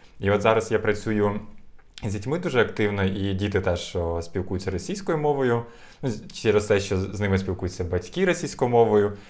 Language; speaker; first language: Ukrainian; non-native, local second language; Russian